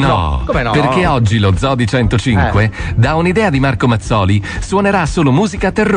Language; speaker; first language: Italian; native; Italian